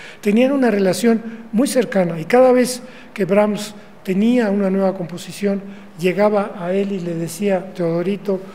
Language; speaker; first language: Spanish; native; Spanish